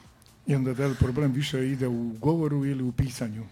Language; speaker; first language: Croatian; native; Croatian